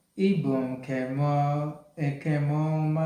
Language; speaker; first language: Igbo; non-native, learner; English